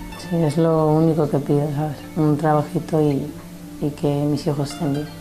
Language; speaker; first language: Spanish; early bilingual, other home language; Arabic